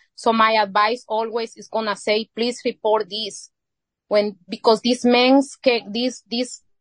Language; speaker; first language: English; non-native, fluent; Spanish